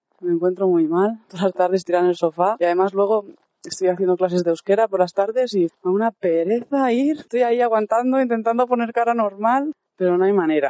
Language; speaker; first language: Spanish; native; Spanish